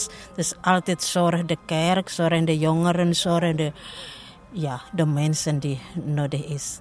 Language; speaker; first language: Dutch; non-native, learner; Indonesian